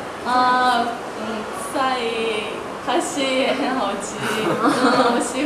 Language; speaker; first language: Chinese; non-native, learner; Japanese